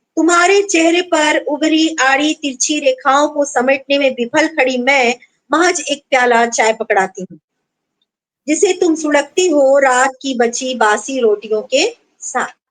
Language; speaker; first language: Hindi; non-native, local second language; Bangla